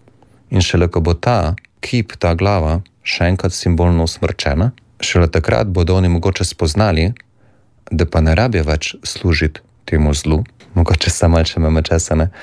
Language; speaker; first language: Slovenian; native; Slovenian